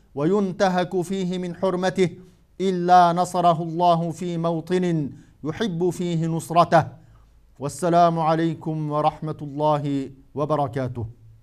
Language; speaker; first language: Arabic; non-native, fluent; Uyghur